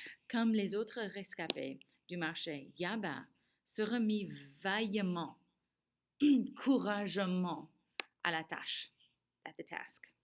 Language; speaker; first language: French; non-native, fluent; English